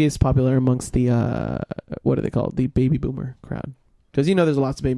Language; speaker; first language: English; native; English